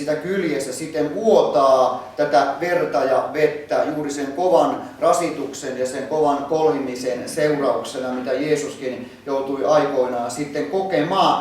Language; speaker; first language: Finnish; native; Finnish